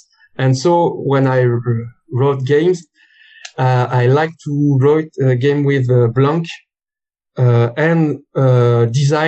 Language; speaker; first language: English; non-native, learner; French